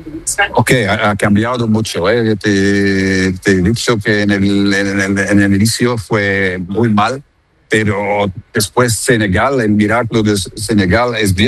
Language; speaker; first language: Spanish; non-native, fluent; Dutch